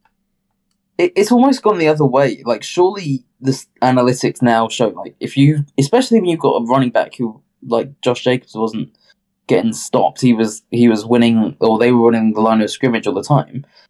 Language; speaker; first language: English; native; English